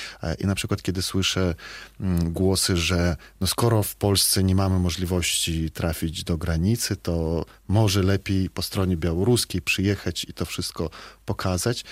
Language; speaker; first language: Polish; non-native, fluent; Belarusian